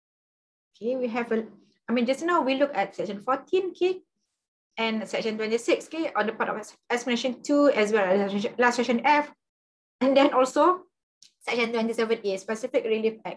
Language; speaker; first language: English; non-native, local second language; Malay